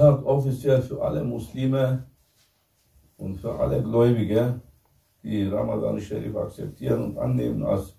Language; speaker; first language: German; non-native, fluent; Turkish